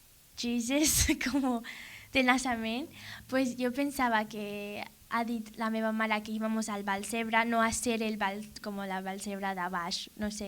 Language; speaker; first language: Catalan; non-native, learner; English